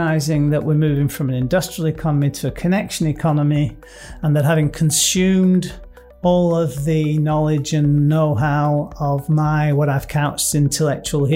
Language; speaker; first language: English; native; English